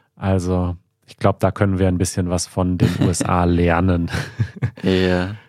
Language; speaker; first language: German; native; German